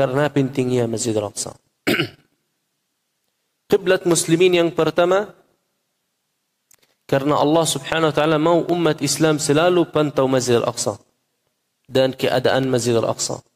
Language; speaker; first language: Indonesian; non-native, fluent; Arabic